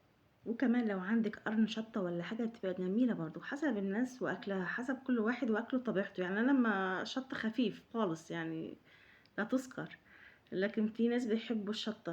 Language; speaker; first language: Arabic; native; Arabic